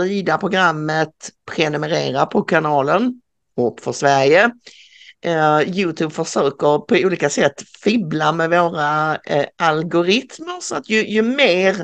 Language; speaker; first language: Swedish; native; Swedish